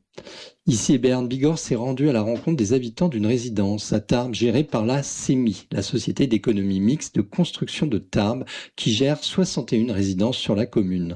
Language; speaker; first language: French; native; French